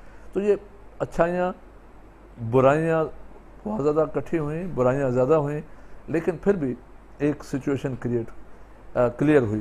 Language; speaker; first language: Urdu; non-native, local second language; Sindhi